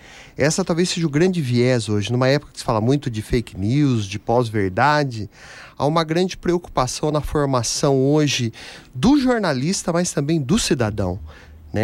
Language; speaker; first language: Portuguese; native; Portuguese